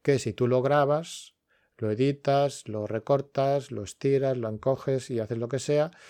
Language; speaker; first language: Spanish; non-native, local second language; Galician